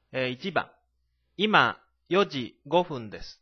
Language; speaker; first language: Japanese; non-native, fluent; Chinese